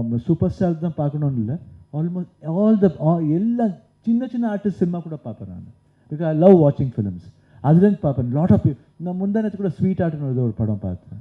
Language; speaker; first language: Tamil; non-native, local second language; Kannada